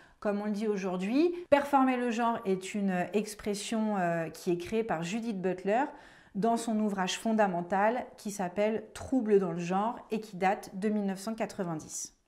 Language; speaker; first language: French; native; French